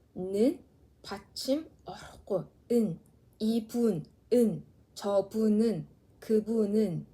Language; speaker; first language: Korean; non-native, fluent; Mongolian